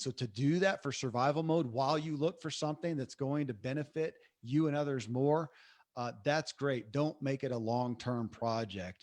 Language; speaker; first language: English; native; English